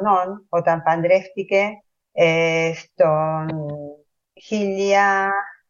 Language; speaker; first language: Greek; early bilingual, heritage; Spanish